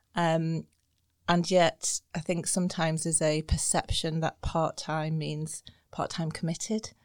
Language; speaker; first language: English; native; English